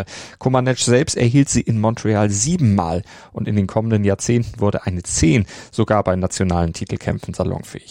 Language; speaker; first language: German; native; German